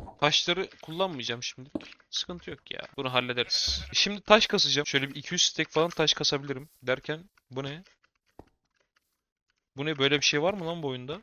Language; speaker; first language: Turkish; native; Turkish